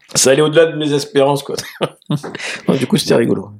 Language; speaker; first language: French; native; French